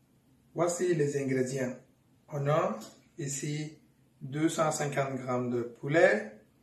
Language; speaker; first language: French; non-native, fluent; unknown